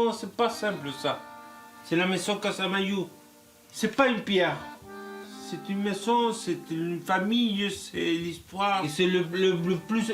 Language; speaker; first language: French; non-native, fluent; Spanish